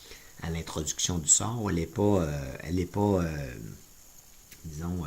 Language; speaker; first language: French; native; French